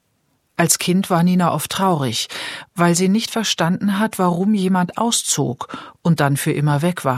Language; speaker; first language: German; native; German